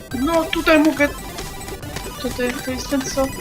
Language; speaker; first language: Polish; native; Polish